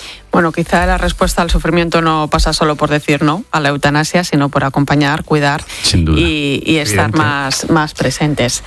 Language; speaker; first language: Spanish; native; Spanish